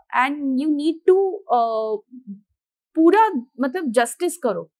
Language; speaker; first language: Hindi; non-native, local second language; Marathi